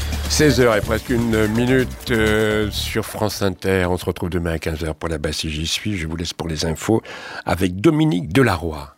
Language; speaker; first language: French; native; French